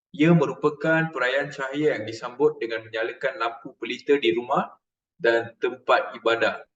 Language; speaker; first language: Malay; non-native, local second language; Tamil